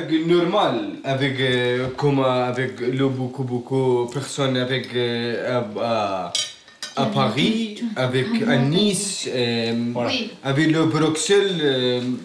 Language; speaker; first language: French; non-native, learner; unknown